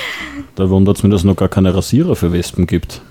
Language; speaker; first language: German; native; German